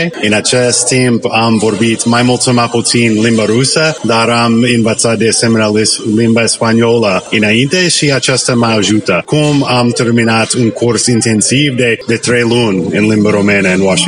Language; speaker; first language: Romanian; non-native, learner; English